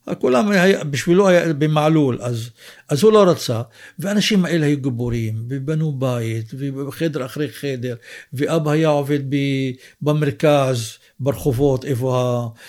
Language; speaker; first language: Hebrew; non-native, local second language; Arabic